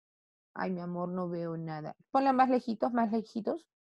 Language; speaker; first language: Spanish; native; Spanish